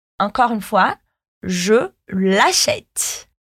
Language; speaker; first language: French; non-native, fluent; Portuguese